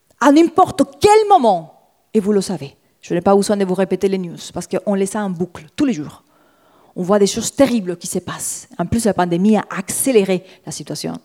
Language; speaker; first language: French; non-native, fluent; Spanish